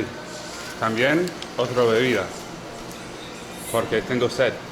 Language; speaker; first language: Spanish; non-native, learner; English